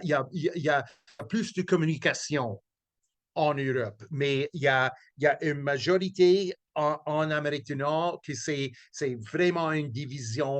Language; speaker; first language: French; non-native, local second language; English